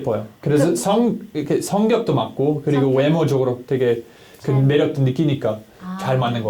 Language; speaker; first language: Korean; non-native, learner; English